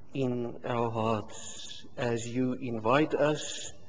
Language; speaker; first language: English; non-native, local second language; Afrikaans